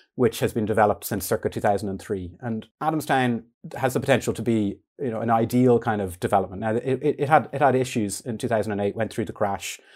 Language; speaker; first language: English; native; English